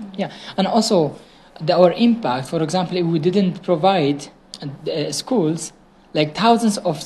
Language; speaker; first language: English; non-native, fluent; Kurdish